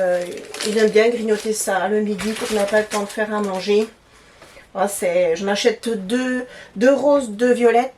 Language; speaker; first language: French; native; French